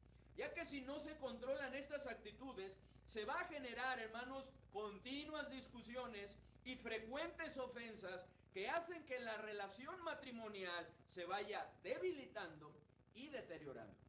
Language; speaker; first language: Spanish; native; Spanish